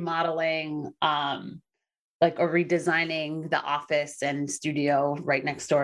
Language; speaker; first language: English; native; English